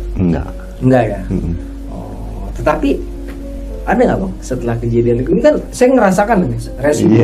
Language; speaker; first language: Indonesian; native; Indonesian